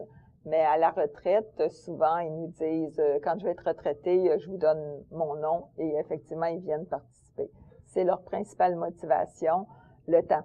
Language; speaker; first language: French; native; French